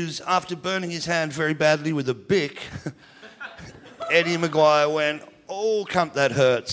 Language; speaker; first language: English; native; English